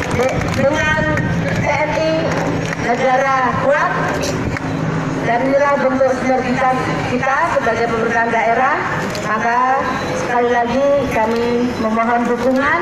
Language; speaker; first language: Indonesian; native; Indonesian